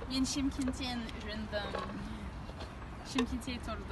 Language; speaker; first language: Kazakh; non-native, learner; English